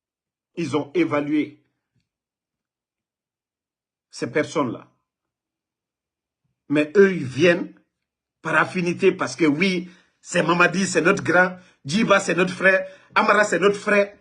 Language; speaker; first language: French; non-native, local second language; Mandingo